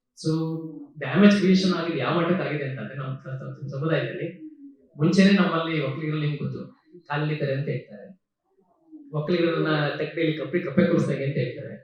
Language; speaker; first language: Kannada; native; Kannada